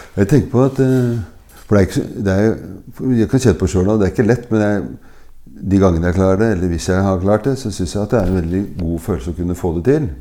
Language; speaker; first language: Norwegian; native; Norwegian